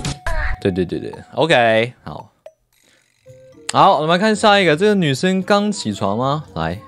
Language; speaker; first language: Chinese; native; Chinese